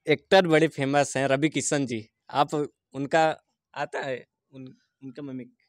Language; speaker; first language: Hindi; native; Hindi